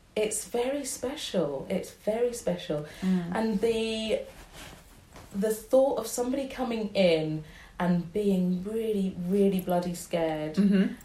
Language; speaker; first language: English; native; English